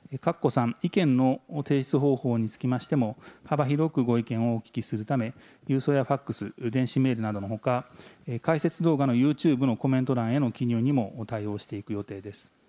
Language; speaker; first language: Japanese; native; Japanese